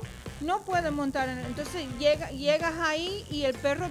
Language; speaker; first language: Spanish; early bilingual, other home language; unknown